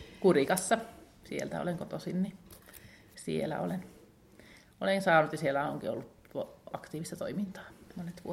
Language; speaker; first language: Finnish; native; Finnish